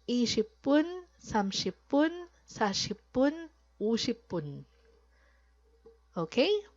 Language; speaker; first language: Korean; non-native, fluent; Filipino